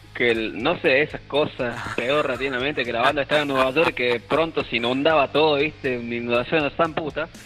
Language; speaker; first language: Spanish; native; Spanish